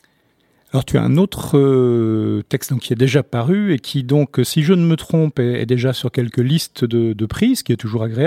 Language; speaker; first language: French; native; French